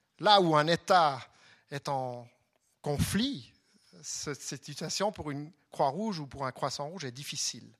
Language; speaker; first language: French; non-native, local second language; German